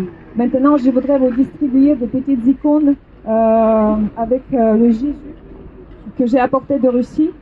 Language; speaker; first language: French; non-native, fluent; Russian